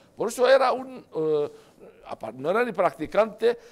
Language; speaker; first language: Spanish; non-native, fluent; Arabic